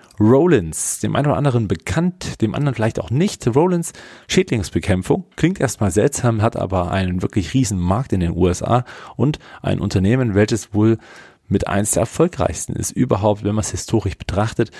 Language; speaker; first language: German; native; German